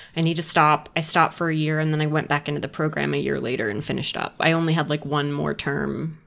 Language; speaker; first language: English; native; English